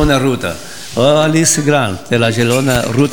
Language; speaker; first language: Polish; early bilingual, heritage; Polish